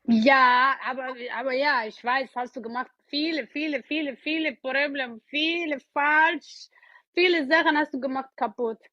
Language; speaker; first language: German; non-native, learner; Oromo